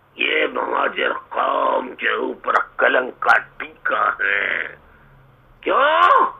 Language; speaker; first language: Urdu; native; Urdu